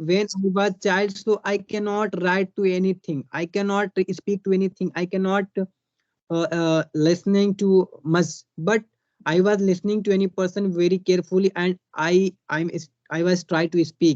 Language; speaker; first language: English; non-native, learner; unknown